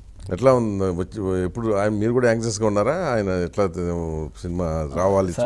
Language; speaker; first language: Telugu; native; Telugu